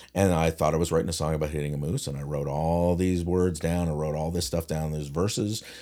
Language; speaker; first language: English; native; English